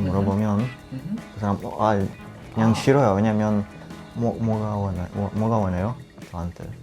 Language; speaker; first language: Korean; non-native, learner; Italian